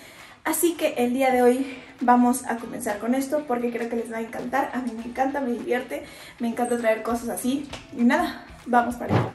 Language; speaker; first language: Spanish; native; Spanish